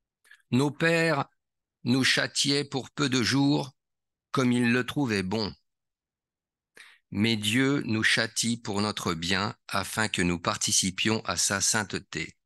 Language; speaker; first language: French; native; French